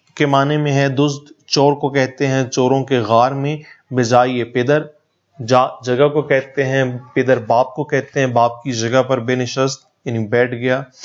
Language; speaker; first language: Urdu; native; Urdu